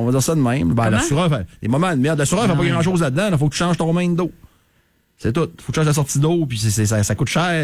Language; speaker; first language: French; native; French